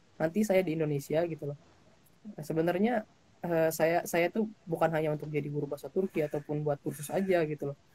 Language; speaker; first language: Indonesian; native; Indonesian